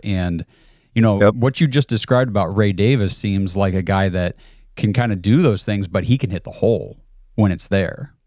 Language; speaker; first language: English; native; English